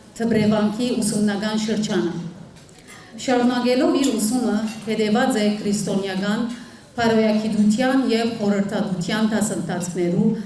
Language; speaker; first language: Armenian; early bilingual, heritage; Armenian